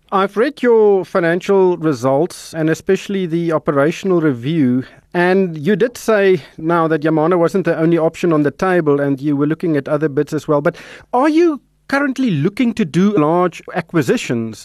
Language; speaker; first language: English; non-native, local second language; Afrikaans